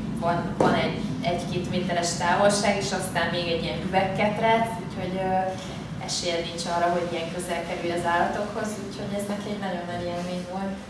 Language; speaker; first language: Hungarian; native; Hungarian